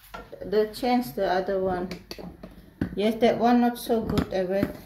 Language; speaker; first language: English; non-native, learner; Indonesian